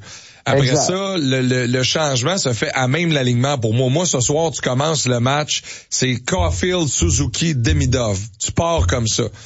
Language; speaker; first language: French; native; French